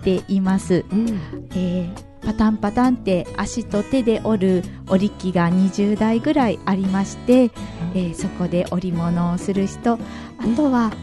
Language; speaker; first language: Japanese; native; Japanese